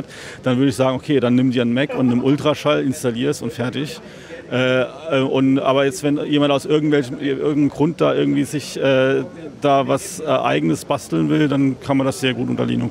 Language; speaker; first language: German; native; German